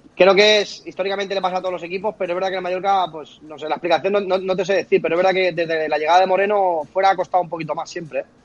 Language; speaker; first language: Spanish; native; Spanish